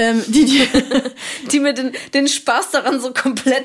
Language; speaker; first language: German; native; German